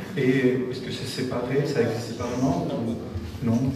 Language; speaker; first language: French; non-native, fluent; Georgian